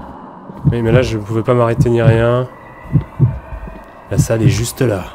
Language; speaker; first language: French; native; French